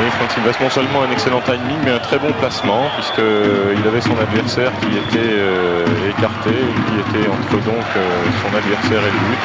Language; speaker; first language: French; native; French